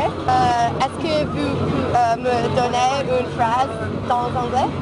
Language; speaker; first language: French; non-native, learner; English